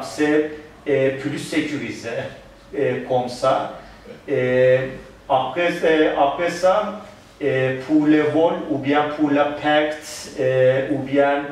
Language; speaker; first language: French; non-native, learner; Turkish